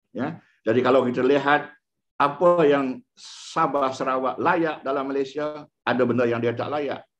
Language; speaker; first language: Malay; non-native, local second language; Iban